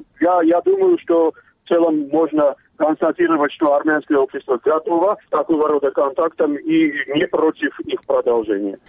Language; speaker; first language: Russian; non-native, local second language; Armenian